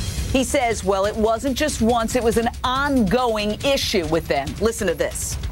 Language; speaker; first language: English; native; English